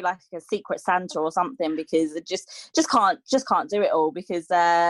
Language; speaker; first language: English; native; English